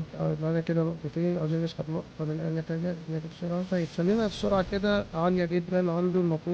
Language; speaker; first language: Arabic; native; Arabic